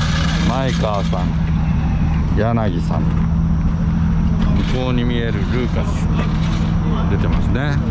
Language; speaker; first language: Japanese; native; Japanese